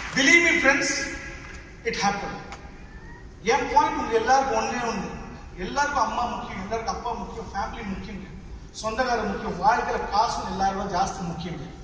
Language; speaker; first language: Tamil; non-native, local second language; Gujarati